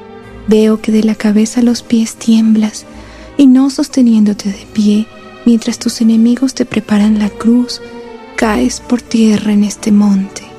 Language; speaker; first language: Spanish; native; Spanish